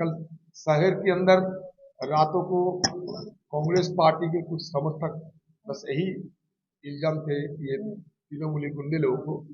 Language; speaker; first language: Hindi; non-native, local second language; Bangla